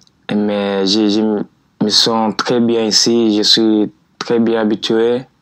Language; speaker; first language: French; non-native, learner; Portuguese